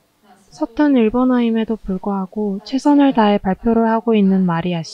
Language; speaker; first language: Korean; native; Korean